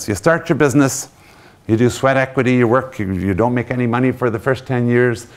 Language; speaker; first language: English; native; English